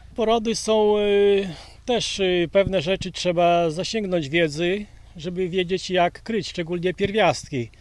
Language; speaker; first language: Polish; native; Polish